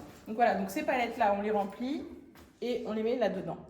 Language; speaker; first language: French; native; French